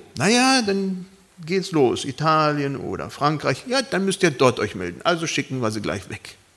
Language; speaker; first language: German; early bilingual, other home language; Spanish